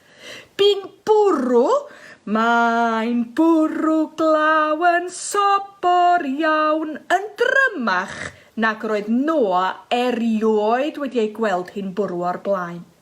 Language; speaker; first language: Welsh; native; Welsh